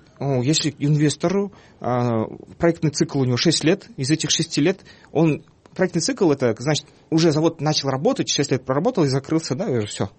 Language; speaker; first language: Russian; non-native, local second language; Kyrgyz